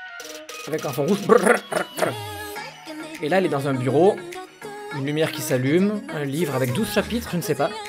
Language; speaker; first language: French; native; French